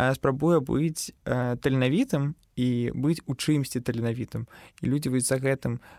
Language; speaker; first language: Belarusian; non-native, local second language; Russian